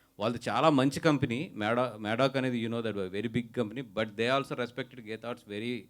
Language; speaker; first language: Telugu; native; Telugu